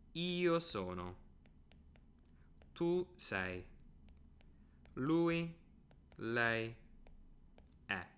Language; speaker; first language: Italian; non-native, fluent; English